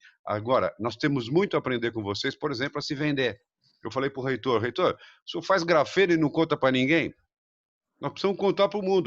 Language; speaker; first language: Portuguese; native; Portuguese